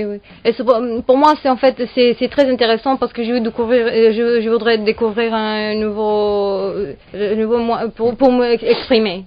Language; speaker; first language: French; non-native, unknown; Serbian